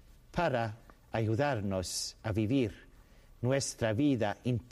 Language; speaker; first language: Spanish; non-native, fluent; Swedish